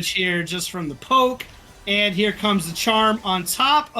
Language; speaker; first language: English; native; English